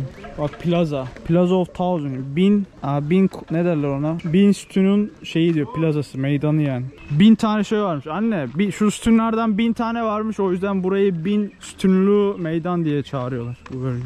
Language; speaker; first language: Turkish; native; Turkish